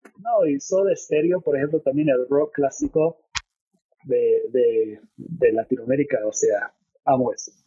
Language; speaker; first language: Spanish; non-native, fluent; English